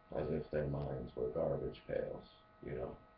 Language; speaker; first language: English; native; English